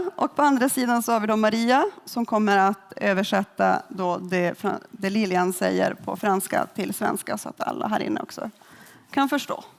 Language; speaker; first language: Swedish; native; Swedish